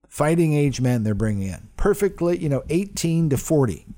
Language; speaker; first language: English; early bilingual, other home language; Italian